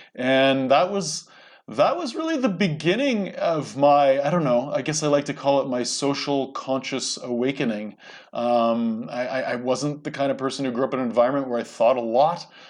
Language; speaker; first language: English; native; English